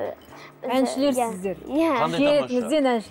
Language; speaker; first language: Kazakh; native; Kazakh